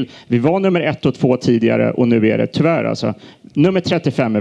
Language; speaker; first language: Swedish; native; Swedish